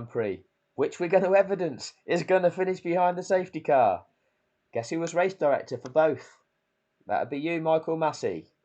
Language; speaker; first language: English; native; English